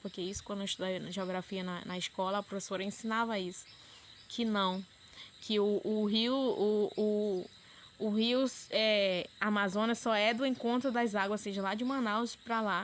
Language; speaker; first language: Portuguese; native; Portuguese